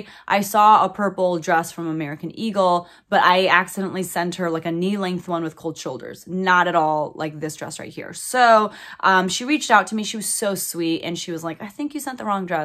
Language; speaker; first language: English; native; English